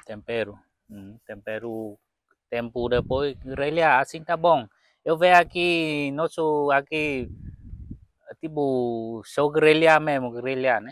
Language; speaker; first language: Portuguese; non-native, learner; Vietnamese